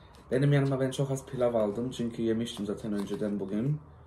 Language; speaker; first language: Turkish; early bilingual, heritage; Turkish